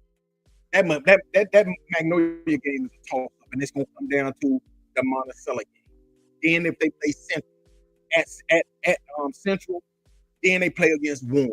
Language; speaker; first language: English; native; English